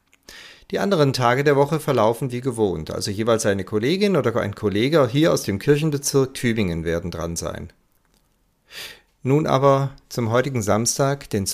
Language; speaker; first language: German; native; German